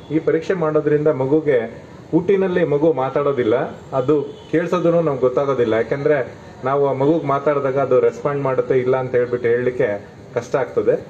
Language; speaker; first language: Kannada; native; Kannada